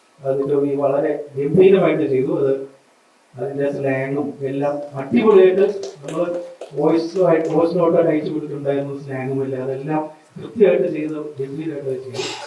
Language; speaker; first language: Malayalam; native; Malayalam